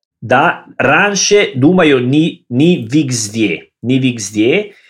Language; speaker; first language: Russian; non-native, learner; Italian